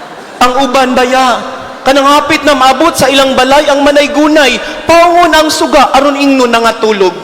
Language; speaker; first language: Cebuano; native; Cebuano